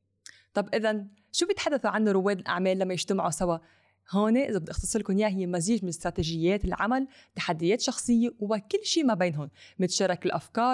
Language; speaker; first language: Arabic; native; Arabic